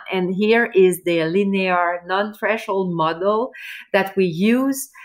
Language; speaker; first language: English; non-native, fluent; French